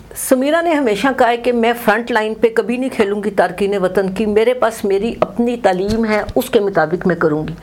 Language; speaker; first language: Urdu; native; Urdu